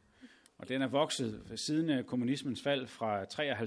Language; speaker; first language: Danish; native; Danish